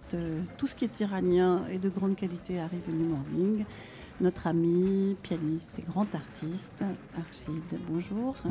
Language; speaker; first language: French; non-native, fluent; Arabic